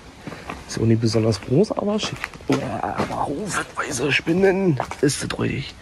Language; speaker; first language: German; native; German